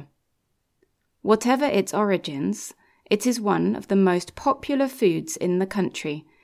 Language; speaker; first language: English; native; English